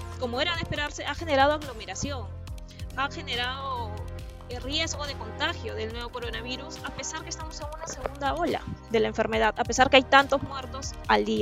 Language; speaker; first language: Spanish; native; Spanish